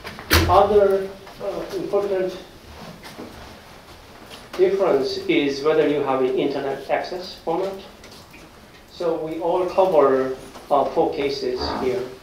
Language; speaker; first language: English; non-native, learner; Korean